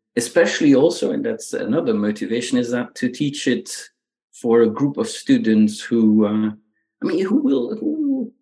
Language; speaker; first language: English; non-native, fluent; Dutch